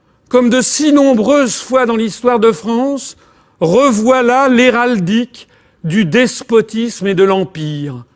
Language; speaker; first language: French; native; French